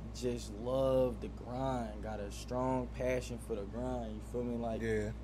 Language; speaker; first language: English; native; English